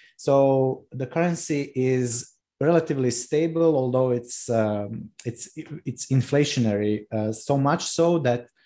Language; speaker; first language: English; non-native, fluent; Croatian